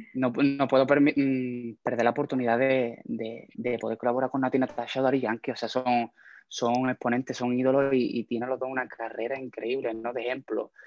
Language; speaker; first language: Spanish; native; Spanish